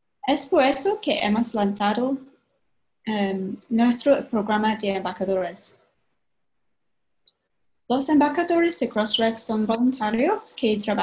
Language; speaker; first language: Spanish; non-native, fluent; English